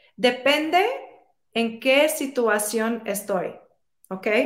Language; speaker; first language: Spanish; early bilingual, heritage; Spanish